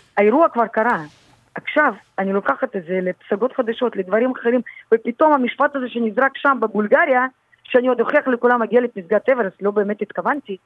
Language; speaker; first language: Hebrew; early bilingual, other home language; Russian